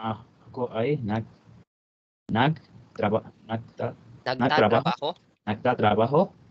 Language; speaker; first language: Filipino; non-native, learner; Bangla